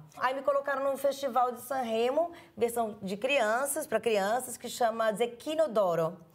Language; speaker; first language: Portuguese; early bilingual, other home language; Italian